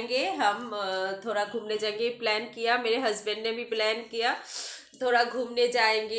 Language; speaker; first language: Hindi; non-native, local second language; Bangla